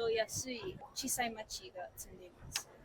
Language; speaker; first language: Japanese; non-native, learner; English